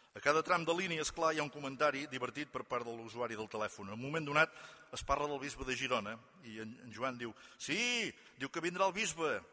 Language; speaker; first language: Catalan; native; Catalan